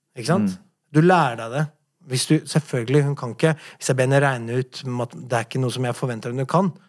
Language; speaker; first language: Norwegian; native; Norwegian